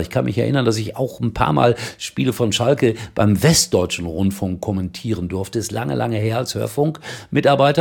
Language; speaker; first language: German; native; German